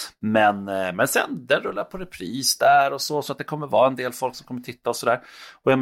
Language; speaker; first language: Swedish; native; Swedish